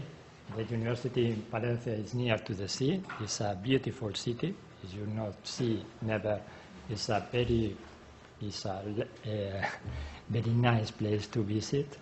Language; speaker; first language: English; non-native, learner; Spanish